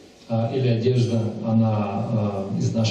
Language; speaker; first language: Russian; native; Russian